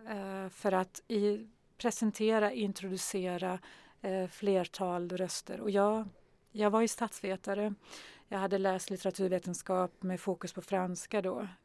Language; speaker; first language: Swedish; early bilingual, other home language; Arabic